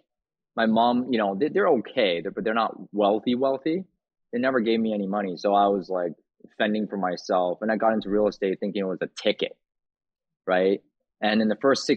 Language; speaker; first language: English; early bilingual, other home language; Chinese